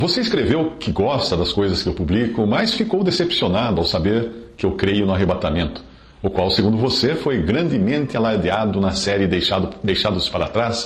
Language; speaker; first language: Portuguese; native; Portuguese